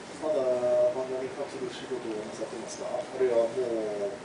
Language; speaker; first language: Japanese; non-native, fluent; English